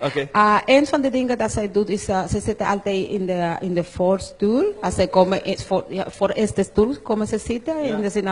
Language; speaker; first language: Dutch; non-native, learner; Spanish